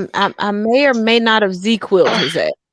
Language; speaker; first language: English; native; English